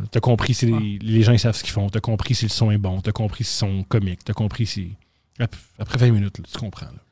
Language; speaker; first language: French; native; French